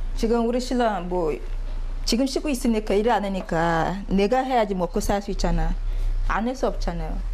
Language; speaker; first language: Korean; non-native, learner; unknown